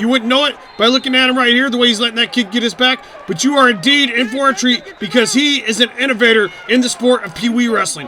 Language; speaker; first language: English; native; English